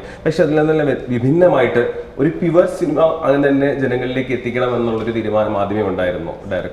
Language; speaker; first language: Malayalam; native; Malayalam